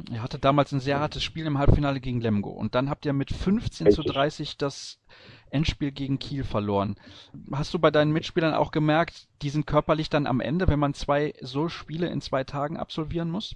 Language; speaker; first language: German; native; German